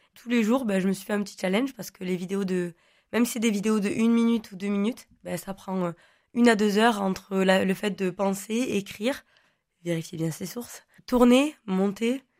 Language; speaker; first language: French; native; French